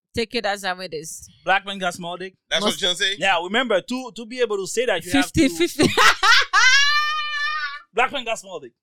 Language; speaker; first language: English; non-native, fluent; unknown